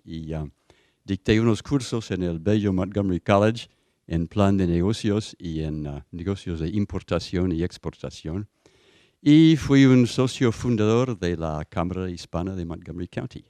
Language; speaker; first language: Spanish; non-native, fluent; English